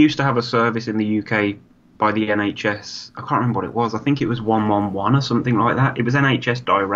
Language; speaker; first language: English; native; English